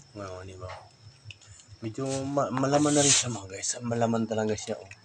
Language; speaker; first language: Filipino; non-native, local second language; Cebuano